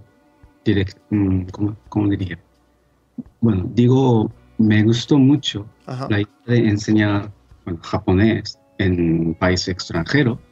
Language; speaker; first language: Spanish; non-native, fluent; Japanese